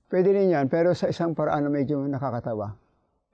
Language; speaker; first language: Filipino; native; Filipino